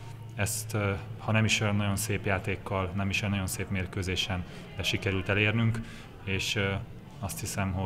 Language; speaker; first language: Hungarian; native; Hungarian